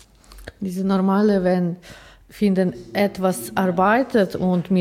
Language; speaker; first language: German; non-native, learner; Ukrainian